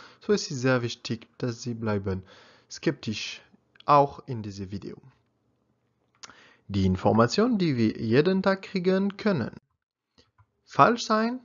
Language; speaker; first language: German; non-native, learner; French